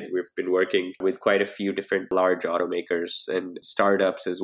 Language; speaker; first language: English; non-native, local second language; Hindi